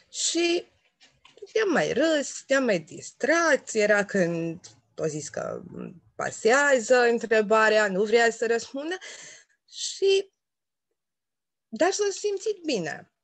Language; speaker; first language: Romanian; non-native, local second language; Hungarian